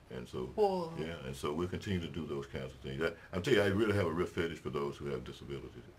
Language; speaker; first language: English; native; English